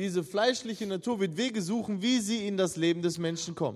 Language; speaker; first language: German; non-native, fluent; Russian